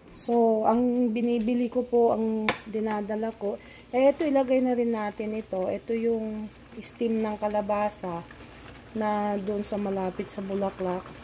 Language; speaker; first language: Filipino; non-native, local second language; Iloko